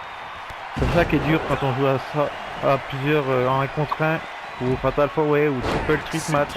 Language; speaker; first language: French; native; French